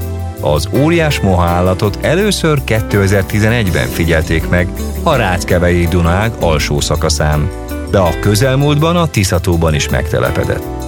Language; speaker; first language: Hungarian; native; Hungarian